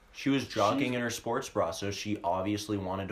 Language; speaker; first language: English; native; English